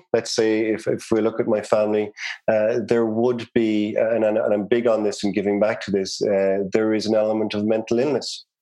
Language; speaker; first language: English; native; English